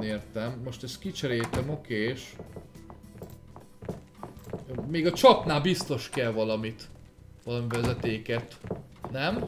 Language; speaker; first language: Hungarian; native; Hungarian